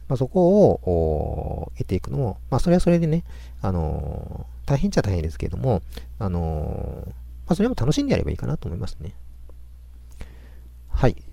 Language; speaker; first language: Japanese; native; Japanese